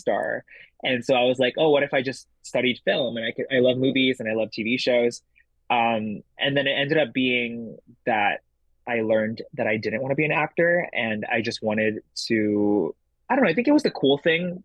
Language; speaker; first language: English; early bilingual, other home language; Indonesian